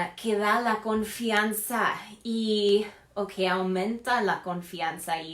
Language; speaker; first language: Spanish; non-native, fluent; English